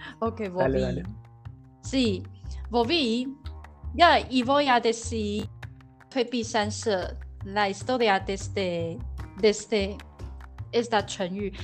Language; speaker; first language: Spanish; non-native, learner; Chinese